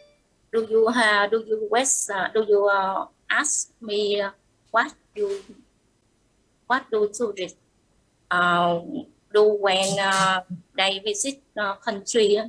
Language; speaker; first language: English; non-native, learner; Vietnamese